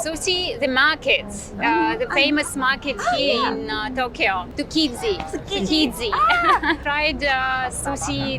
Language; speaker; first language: English; non-native, fluent; Russian